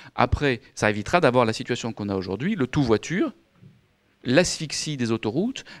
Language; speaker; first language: French; native; French